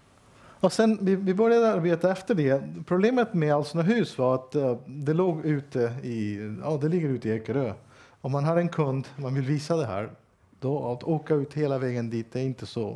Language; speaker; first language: Swedish; non-native, fluent; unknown